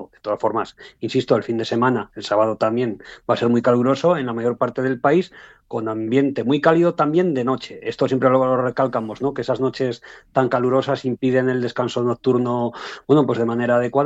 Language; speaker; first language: Spanish; native; Spanish